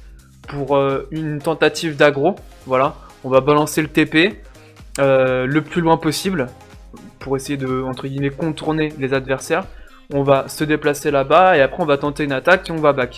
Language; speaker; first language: French; native; French